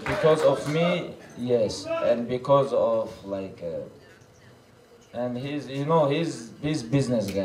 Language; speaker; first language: English; non-native, learner; Russian